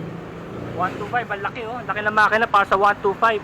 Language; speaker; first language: Filipino; native; Filipino